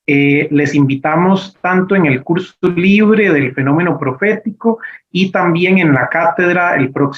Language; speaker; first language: Spanish; native; Spanish